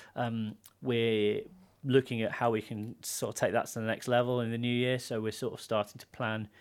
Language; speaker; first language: English; native; English